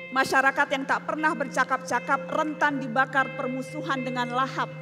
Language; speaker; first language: Indonesian; native; Indonesian